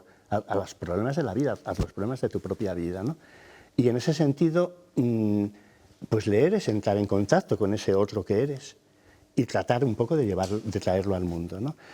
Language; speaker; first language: Spanish; native; Spanish